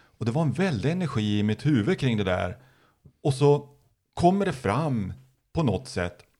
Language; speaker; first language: Swedish; native; Swedish